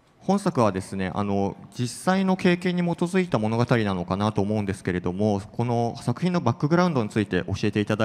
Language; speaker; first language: Japanese; native; Japanese